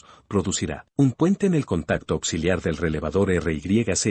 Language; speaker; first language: Spanish; native; Spanish